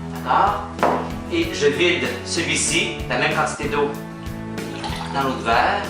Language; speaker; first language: French; native; French